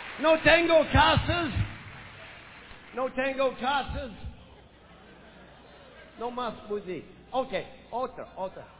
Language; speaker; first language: Spanish; non-native, learner; English